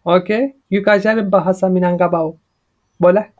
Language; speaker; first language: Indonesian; non-native, learner; Turkish